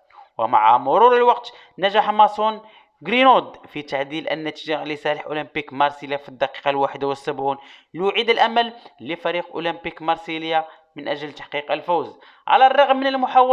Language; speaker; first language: Arabic; native; Arabic